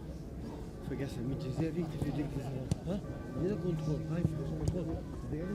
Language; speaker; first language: German; non-native, learner; Catalan